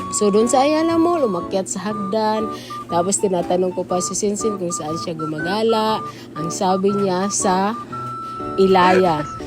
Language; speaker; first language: Filipino; non-native, local second language; Cebuano